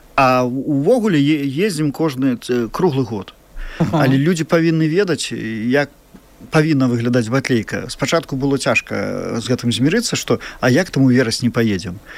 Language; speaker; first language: Belarusian; native; Belarusian